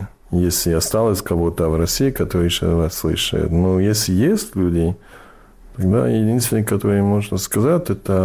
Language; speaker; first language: Russian; non-native, fluent; English